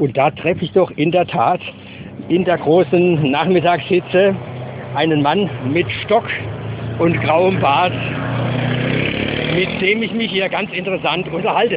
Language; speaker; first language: German; native; German